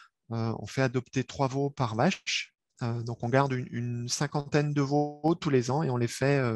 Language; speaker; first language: French; native; French